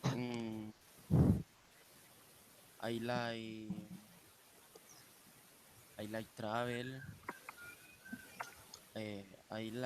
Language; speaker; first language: English; non-native, learner; Spanish